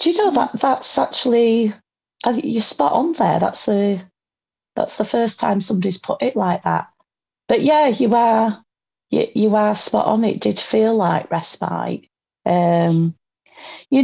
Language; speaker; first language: English; native; English